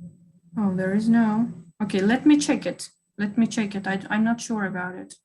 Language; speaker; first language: English; non-native, fluent; Kyrgyz